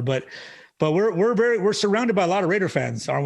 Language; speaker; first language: English; native; English